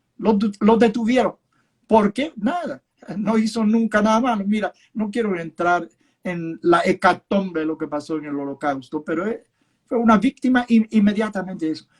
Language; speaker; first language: Spanish; early bilingual, other home language; Yiddish